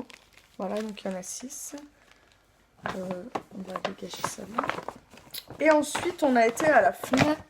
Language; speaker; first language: French; native; French